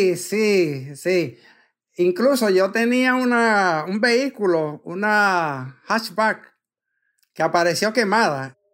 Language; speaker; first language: Spanish; native; Spanish